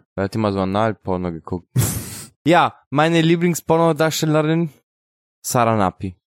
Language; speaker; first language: German; non-native, fluent; Italian